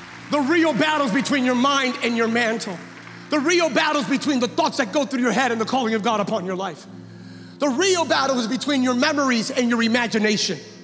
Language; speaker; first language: English; early bilingual, other home language; Spanish